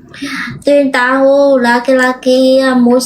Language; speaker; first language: Indonesian; non-native, learner; Vietnamese